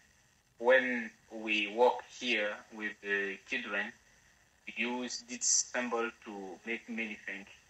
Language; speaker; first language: English; non-native, learner; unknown